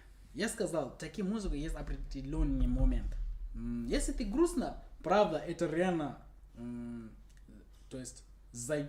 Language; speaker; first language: Russian; non-native, learner; English